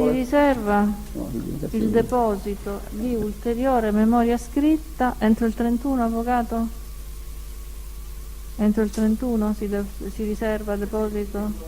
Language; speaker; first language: Italian; native; Italian